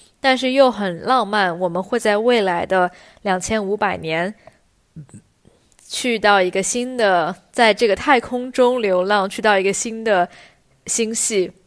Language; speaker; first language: Chinese; native; Chinese